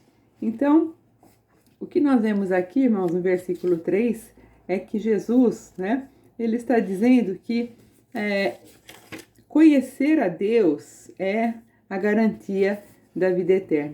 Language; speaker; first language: Portuguese; native; Portuguese